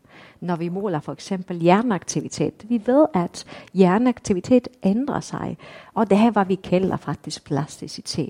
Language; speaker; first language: Danish; non-native, fluent; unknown